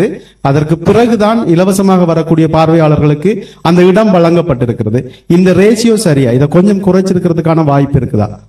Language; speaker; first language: Tamil; native; Tamil